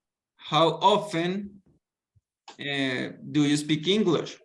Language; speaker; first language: English; non-native, fluent; Spanish